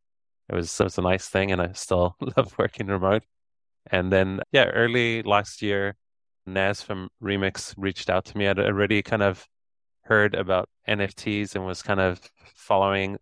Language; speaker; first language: English; native; English